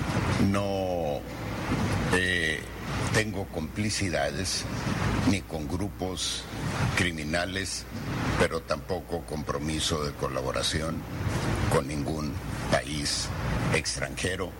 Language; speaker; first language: Spanish; native; Spanish